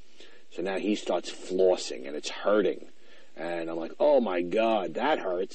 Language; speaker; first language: English; native; English